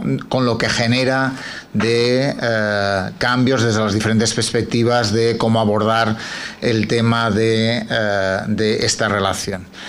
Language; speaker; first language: Spanish; native; Spanish